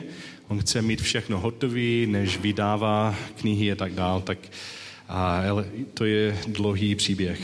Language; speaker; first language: Czech; non-native, learner; English